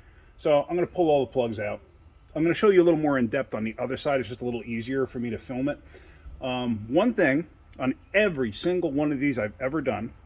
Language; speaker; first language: English; native; English